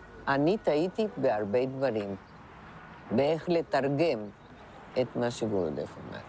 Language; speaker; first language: Hebrew; non-native, fluent; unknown